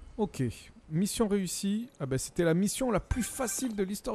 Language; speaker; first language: French; native; French